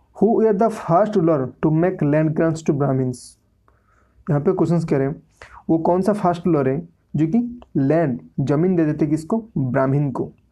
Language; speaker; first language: Hindi; native; Hindi